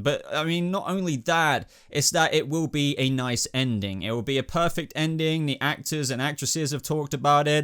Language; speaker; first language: English; native; English